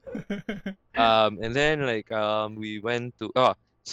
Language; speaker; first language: English; non-native, local second language; Malay